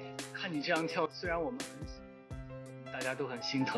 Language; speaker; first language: Chinese; native; Chinese